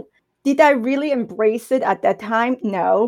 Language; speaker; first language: English; non-native, fluent; German